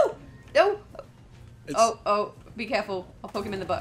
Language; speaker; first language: English; native; English